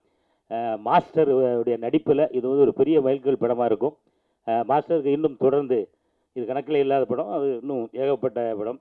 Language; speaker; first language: Tamil; native; Tamil